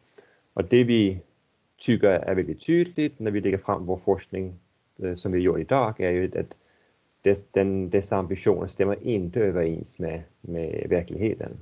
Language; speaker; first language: Swedish; native; Swedish